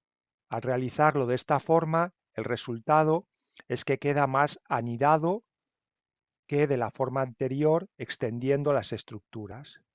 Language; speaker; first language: Spanish; native; Spanish